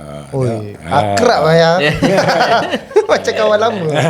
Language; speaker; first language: Malay; native; Malay